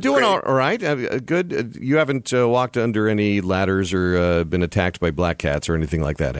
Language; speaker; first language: English; native; English